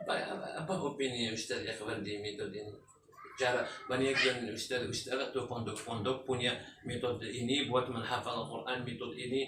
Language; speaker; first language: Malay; non-native, fluent; Arabic